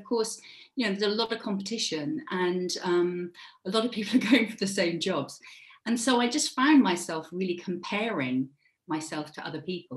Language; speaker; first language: English; native; English